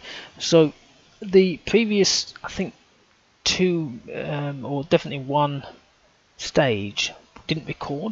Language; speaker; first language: English; native; English